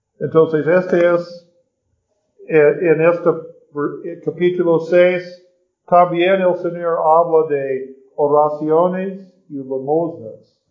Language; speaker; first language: Spanish; non-native, learner; English